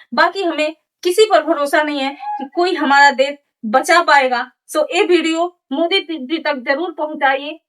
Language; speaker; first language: Hindi; native; Hindi